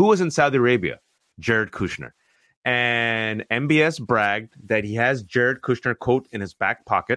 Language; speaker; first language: English; early bilingual, other home language; Urdu